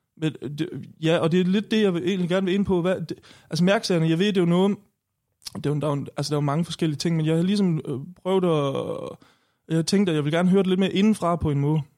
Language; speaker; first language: Danish; native; Danish